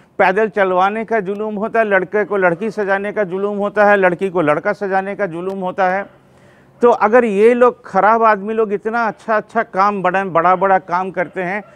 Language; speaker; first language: Hindi; non-native, local second language; Bangla